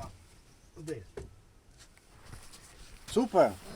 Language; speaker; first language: Russian; non-native, learner; Italian